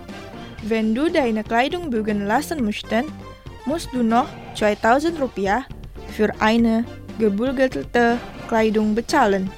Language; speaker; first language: German; non-native, fluent; Indonesian